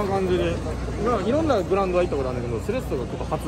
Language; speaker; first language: Japanese; native; Japanese